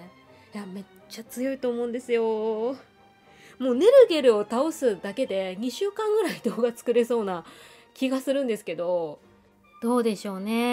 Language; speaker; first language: Japanese; native; Japanese